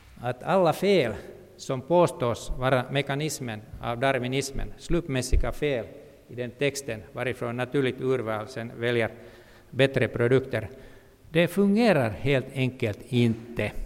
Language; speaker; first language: Swedish; non-native, local second language; Finnish